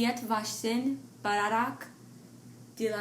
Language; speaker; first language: Russian; non-native, learner; English